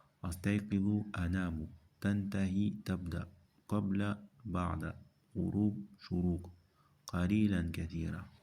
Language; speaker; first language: Arabic; non-native, fluent; French